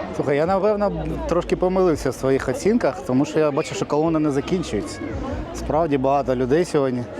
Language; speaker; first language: Ukrainian; native; Ukrainian